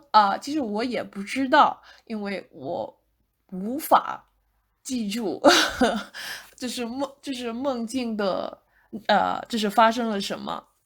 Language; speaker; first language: Chinese; non-native, fluent; English